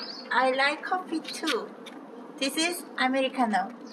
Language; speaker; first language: English; non-native, learner; Korean